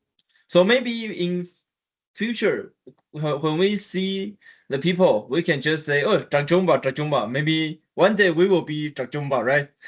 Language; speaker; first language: English; non-native, learner; Chinese